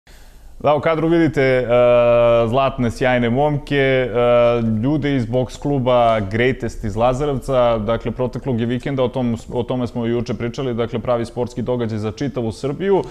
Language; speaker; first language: Serbian; native; Serbian